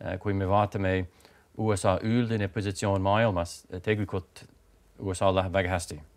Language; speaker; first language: Estonian; non-native, fluent; English